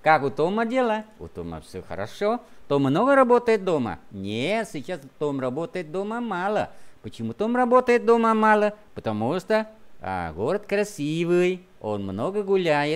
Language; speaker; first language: Russian; non-native, fluent; Vietnamese